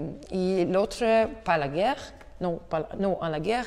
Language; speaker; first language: French; non-native, learner; Hungarian